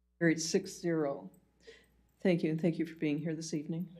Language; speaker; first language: English; native; English